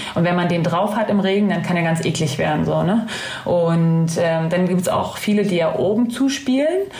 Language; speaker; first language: German; native; German